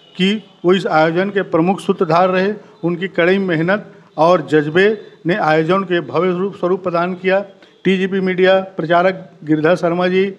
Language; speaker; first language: Hindi; native; Hindi